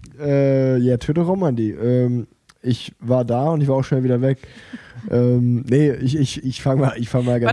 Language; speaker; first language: German; native; German